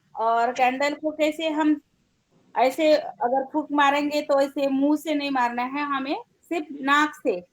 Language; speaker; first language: Hindi; non-native, local second language; Marathi